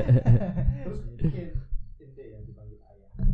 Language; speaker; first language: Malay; non-native, local second language; Javanese